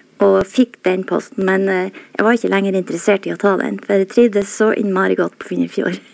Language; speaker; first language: Norwegian; native; Norwegian